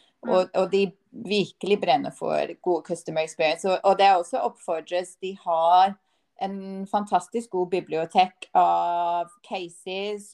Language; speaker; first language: Norwegian; non-native, fluent; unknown